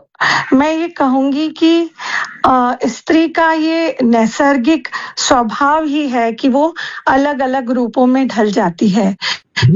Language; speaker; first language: Hindi; native; Hindi